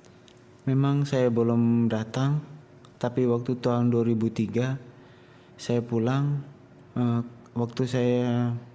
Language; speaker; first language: Indonesian; non-native, local second language; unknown